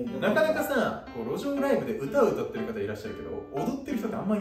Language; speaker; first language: Japanese; native; Japanese